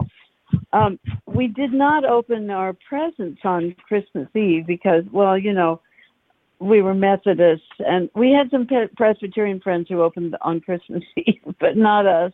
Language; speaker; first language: English; native; English